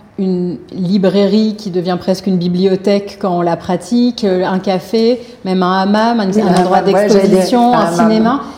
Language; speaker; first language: French; native; French